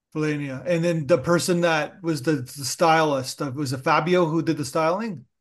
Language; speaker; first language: English; early bilingual, other home language; Italian